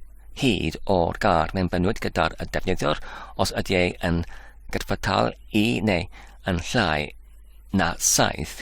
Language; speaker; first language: Welsh; non-native, learner; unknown